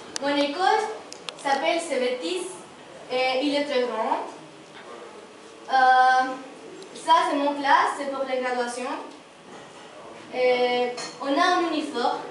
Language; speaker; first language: French; non-native, learner; Spanish